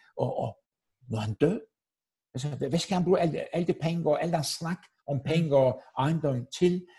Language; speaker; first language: Danish; non-native, fluent; Turkish